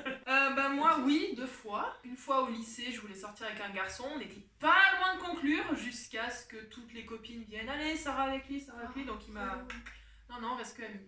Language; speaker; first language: French; native; French